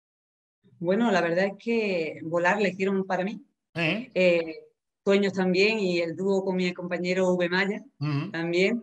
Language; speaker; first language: Spanish; native; Spanish